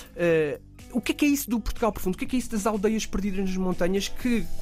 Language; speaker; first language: Portuguese; native; Portuguese